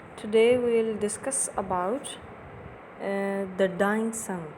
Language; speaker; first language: English; non-native, local second language; Urdu